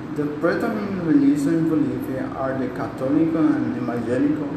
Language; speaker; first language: English; non-native, learner; Spanish